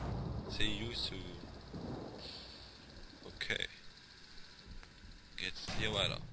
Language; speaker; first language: German; native; German